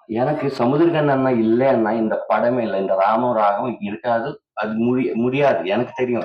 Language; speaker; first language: Tamil; non-native, learner; Telugu